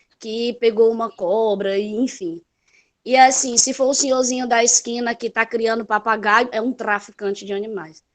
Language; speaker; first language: Portuguese; native; Portuguese